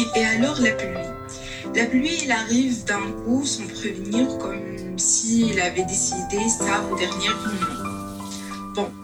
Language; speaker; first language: French; non-native, local second language; Arabic